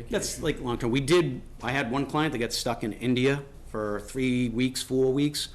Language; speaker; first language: English; native; English